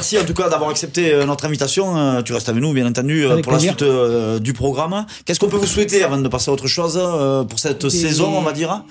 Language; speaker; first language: French; native; French